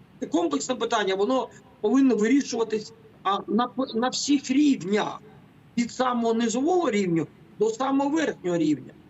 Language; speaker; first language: Ukrainian; native; Ukrainian